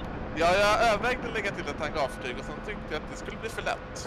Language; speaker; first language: Swedish; native; Swedish